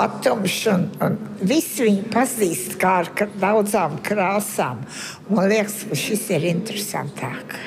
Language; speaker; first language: Latvian; early bilingual, heritage; Latvian